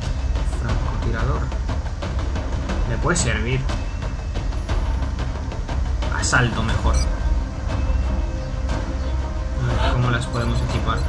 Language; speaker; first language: Spanish; native; Spanish